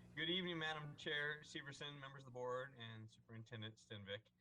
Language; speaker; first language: English; native; English